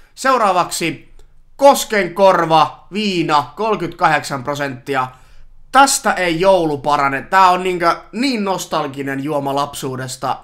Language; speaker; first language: Finnish; native; Finnish